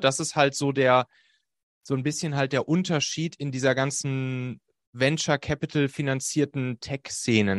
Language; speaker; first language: German; native; German